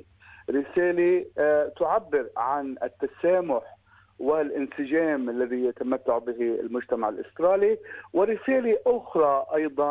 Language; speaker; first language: Arabic; native; Arabic